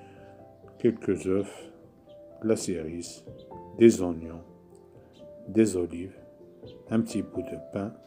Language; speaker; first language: French; non-native, local second language; Arabic